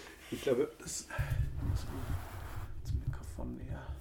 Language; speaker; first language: German; native; German